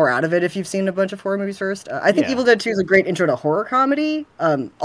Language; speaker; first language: English; native; English